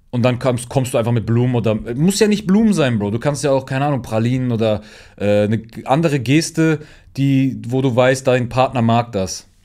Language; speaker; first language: German; early bilingual, other home language; Turkish